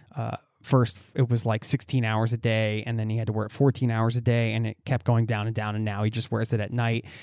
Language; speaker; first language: English; native; English